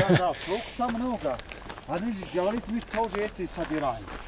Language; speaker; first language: Russian; non-native, local second language; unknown